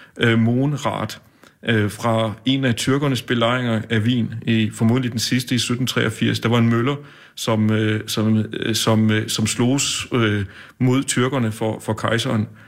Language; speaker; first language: Danish; native; Danish